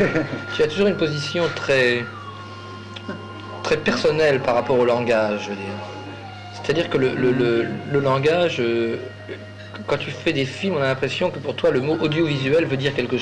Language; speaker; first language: French; native; French